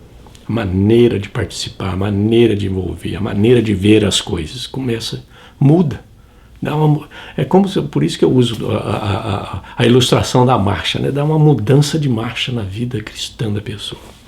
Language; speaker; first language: Portuguese; native; Portuguese